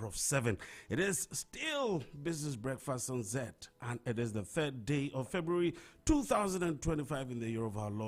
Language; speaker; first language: English; non-native, local second language; Akan